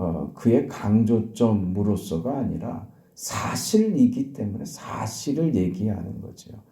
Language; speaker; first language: Korean; native; Korean